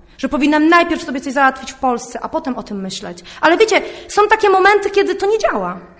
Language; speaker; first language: Polish; early bilingual, heritage; Polish